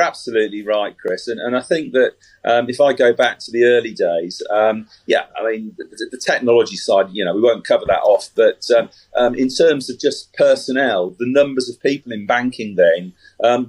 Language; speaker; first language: English; native; English